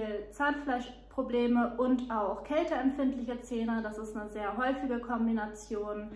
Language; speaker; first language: German; native; German